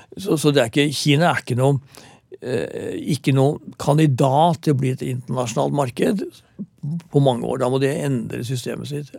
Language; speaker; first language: Norwegian; native; Norwegian